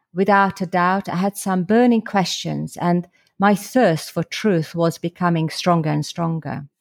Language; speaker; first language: English; non-native, fluent; Slovak